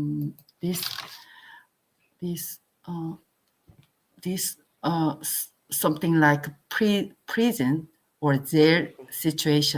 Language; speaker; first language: English; non-native, learner; Korean